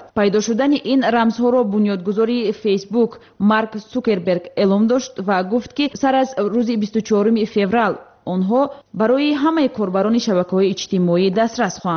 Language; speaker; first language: Tajik; native; Tajik